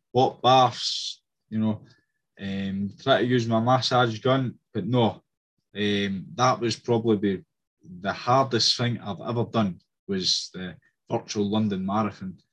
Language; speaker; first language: English; native; English